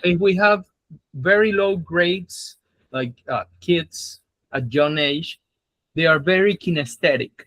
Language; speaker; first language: English; non-native, fluent; Spanish